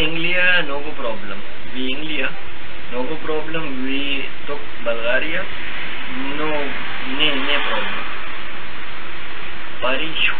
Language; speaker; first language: Bulgarian; non-native, learner; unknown